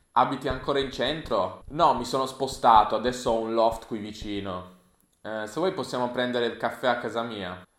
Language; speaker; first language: Italian; native; Italian